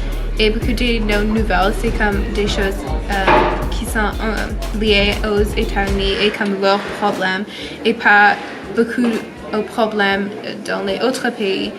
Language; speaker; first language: French; non-native, learner; English